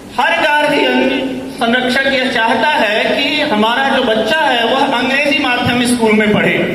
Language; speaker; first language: Hindi; native; Hindi